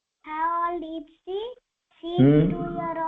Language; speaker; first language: English; non-native, learner; Odia